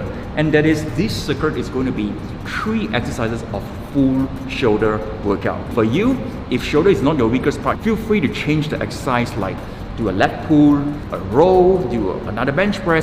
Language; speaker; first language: English; non-native, local second language; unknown